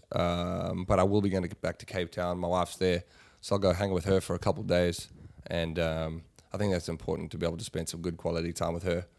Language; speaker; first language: English; native; English